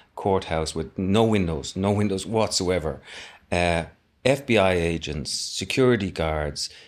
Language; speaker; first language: English; native; English